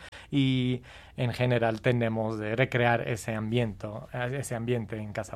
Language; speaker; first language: Spanish; non-native, fluent; English